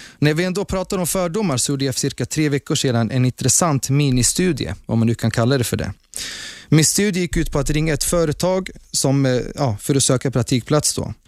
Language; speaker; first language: Swedish; early bilingual, other home language; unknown